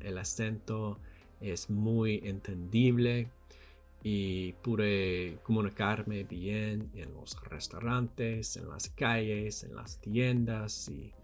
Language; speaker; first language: Spanish; non-native, learner; English